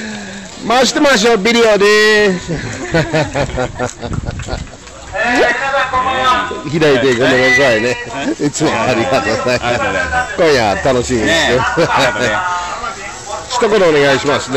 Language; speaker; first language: Japanese; non-native, fluent; English